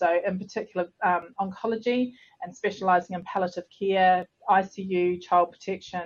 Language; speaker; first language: English; native; English